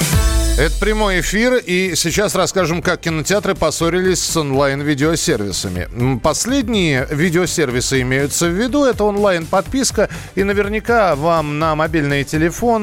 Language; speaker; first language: Russian; native; Russian